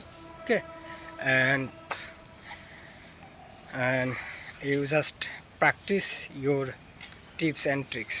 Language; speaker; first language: English; non-native, learner; Bangla